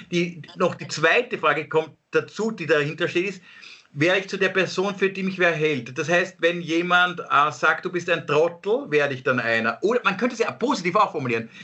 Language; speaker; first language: German; native; German